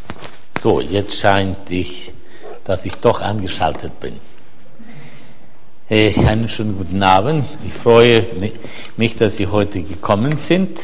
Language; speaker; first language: German; non-native, fluent; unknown